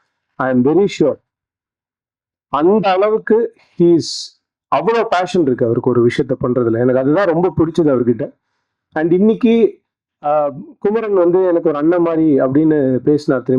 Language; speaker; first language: Tamil; native; Tamil